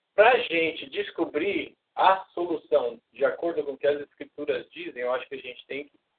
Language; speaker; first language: Portuguese; native; Portuguese